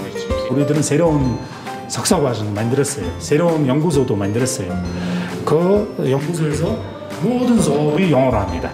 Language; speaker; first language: Korean; non-native, fluent; Mongolian